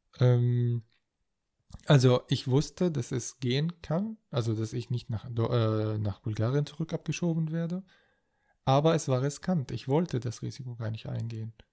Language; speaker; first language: German; non-native, fluent; Arabic